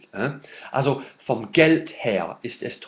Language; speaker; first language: German; non-native, fluent; English